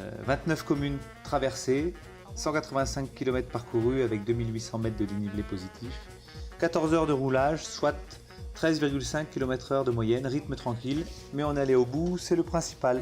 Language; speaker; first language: French; native; French